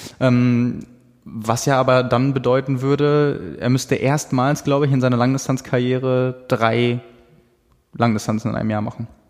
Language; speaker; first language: German; native; German